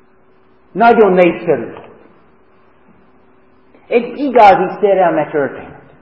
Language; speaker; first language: Hungarian; non-native, fluent; English